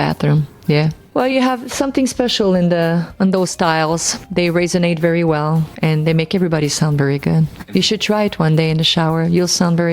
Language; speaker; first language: English; non-native, local second language; French